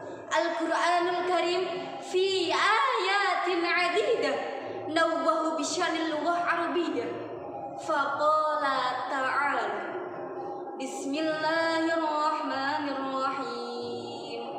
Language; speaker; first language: Arabic; non-native, fluent; Indonesian